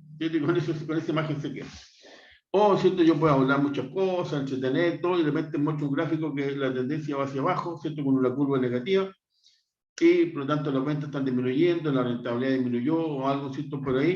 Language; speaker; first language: Spanish; native; Spanish